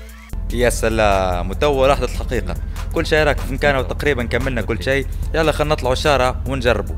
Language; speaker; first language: Arabic; native; Arabic